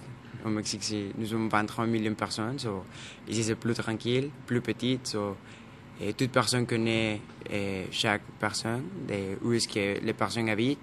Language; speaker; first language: French; non-native, learner; Spanish